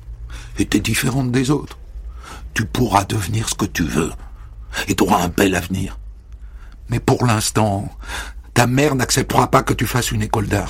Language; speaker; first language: French; native; French